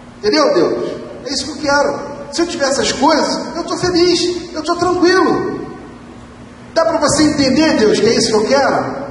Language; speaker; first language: Portuguese; native; Portuguese